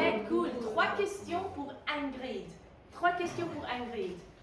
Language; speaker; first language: French; non-native, fluent; Spanish